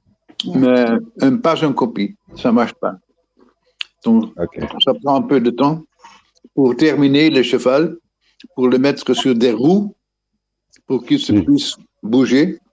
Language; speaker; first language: French; non-native, fluent; Dutch